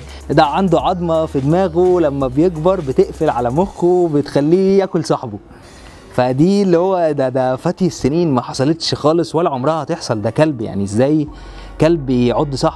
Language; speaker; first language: Arabic; native; Arabic